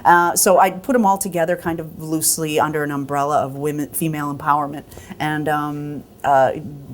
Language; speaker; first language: English; native; English